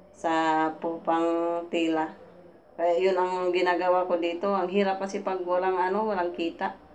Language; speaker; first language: Filipino; non-native, local second language; Masbatenyo